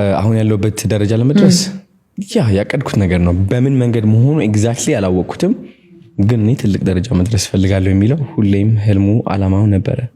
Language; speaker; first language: Amharic; non-native, local second language; Tigrinya